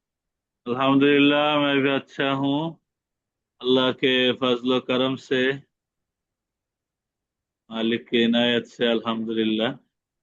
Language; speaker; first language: Hindi; non-native, fluent; Bangla